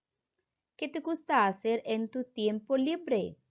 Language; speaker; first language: Spanish; non-native, fluent; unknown